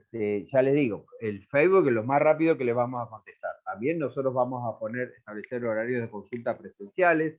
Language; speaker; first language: Spanish; native; Spanish